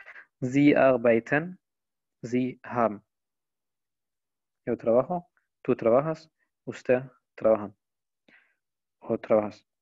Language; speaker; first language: Spanish; non-native, fluent; Arabic